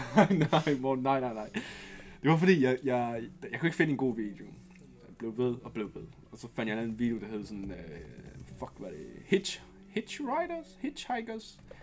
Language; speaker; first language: Danish; native; Danish